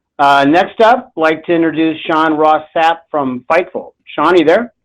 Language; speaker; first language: English; native; English